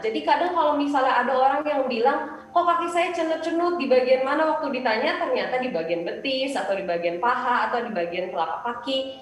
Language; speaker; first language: Indonesian; native; Indonesian